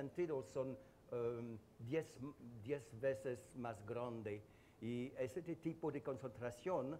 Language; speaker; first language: Spanish; non-native, learner; French